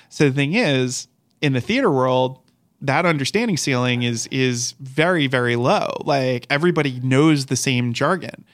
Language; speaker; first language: English; native; English